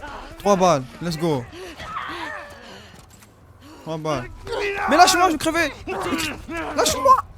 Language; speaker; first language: French; native; French